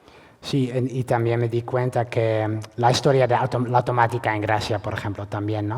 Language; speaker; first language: Spanish; non-native, fluent; Dutch